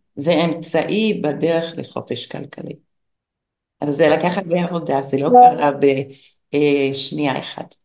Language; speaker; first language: Hebrew; non-native, fluent; English